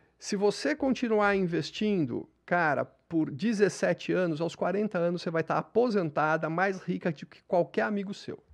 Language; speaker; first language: Portuguese; native; Portuguese